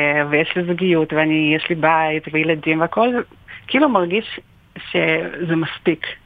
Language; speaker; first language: Hebrew; non-native, fluent; Russian